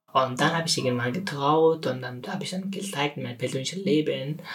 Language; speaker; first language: German; non-native, learner; Persian